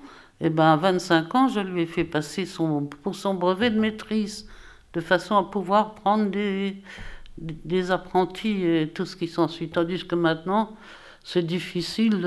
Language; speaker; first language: French; native; French